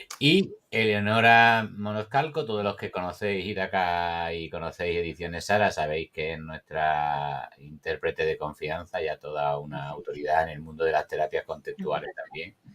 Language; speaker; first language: Spanish; native; Spanish